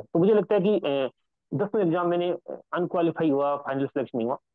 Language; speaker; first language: Hindi; native; Hindi